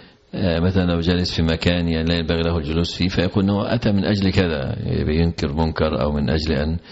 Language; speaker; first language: Arabic; native; Arabic